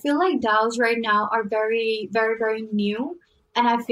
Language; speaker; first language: English; non-native, local second language; Urdu